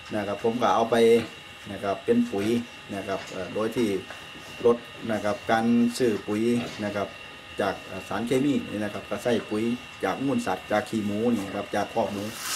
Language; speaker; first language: Thai; native; Thai